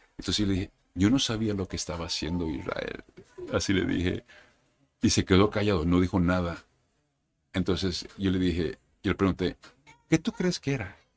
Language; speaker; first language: Spanish; early bilingual, heritage; Spanish